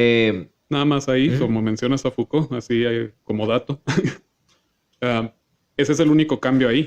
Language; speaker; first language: Spanish; native; Spanish